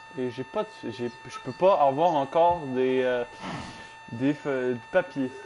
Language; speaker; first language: French; native; French